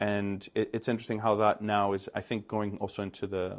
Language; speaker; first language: English; non-native, fluent; Greek